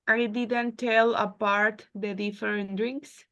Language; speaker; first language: English; non-native, learner; Spanish